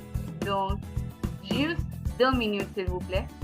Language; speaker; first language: French; non-native, fluent; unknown